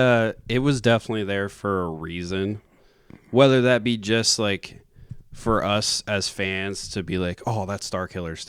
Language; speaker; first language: English; native; English